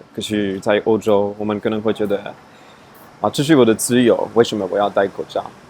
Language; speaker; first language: Chinese; non-native, fluent; French